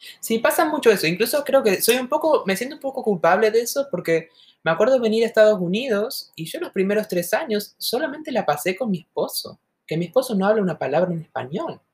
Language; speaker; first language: Spanish; native; Spanish